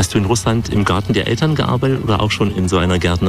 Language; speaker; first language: German; native; German